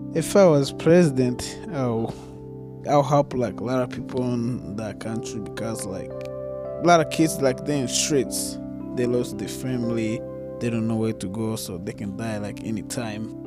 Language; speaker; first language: English; non-native, local second language; Kinyarwanda